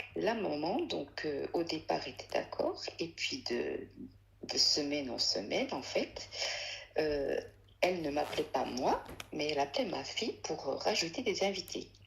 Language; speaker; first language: French; early bilingual, other home language; Arabic